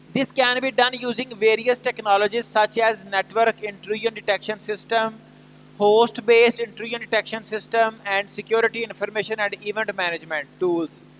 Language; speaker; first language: English; non-native, local second language; Urdu